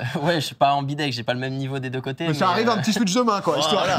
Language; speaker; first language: French; native; French